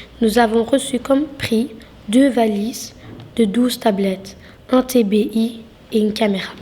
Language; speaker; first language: French; native; French